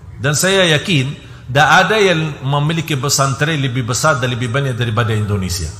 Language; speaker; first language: Indonesian; non-native, fluent; Arabic